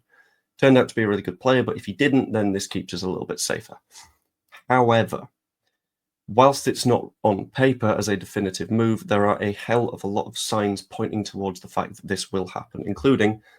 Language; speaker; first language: English; native; English